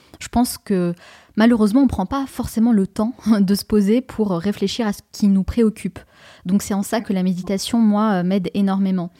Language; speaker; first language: French; native; French